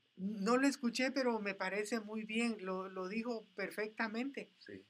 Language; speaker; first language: Spanish; native; Spanish